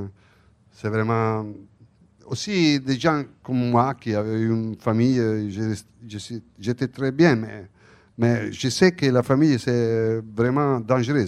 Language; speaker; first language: French; non-native, fluent; Italian